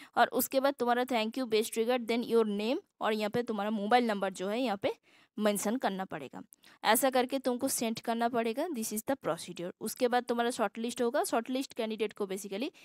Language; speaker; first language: Hindi; non-native, local second language; Assamese